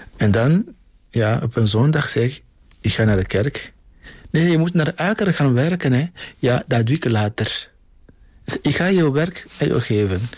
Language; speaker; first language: Dutch; non-native, fluent; Ewe